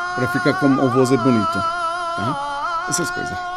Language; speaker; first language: Portuguese; non-native, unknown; Arabic